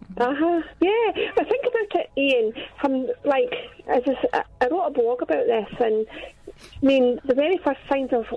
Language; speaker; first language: English; native; English